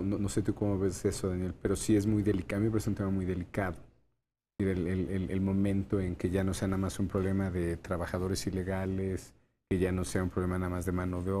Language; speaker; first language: Spanish; native; Spanish